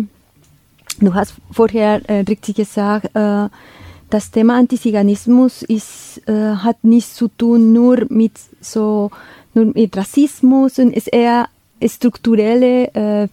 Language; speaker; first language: German; non-native, fluent; Spanish